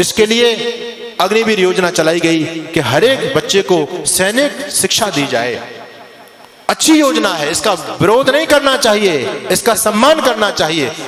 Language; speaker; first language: Hindi; native; Hindi